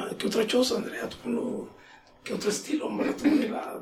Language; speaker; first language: French; non-native, fluent; Spanish